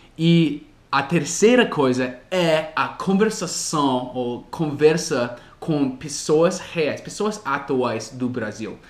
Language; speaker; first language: Portuguese; non-native, fluent; English